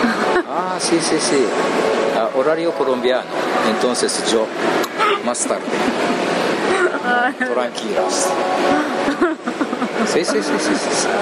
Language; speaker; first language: Spanish; non-native, learner; Japanese